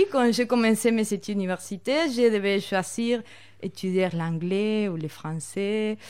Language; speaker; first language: French; non-native, fluent; Spanish